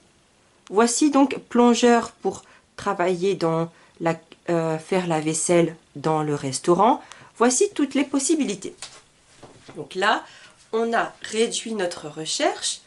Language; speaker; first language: French; native; French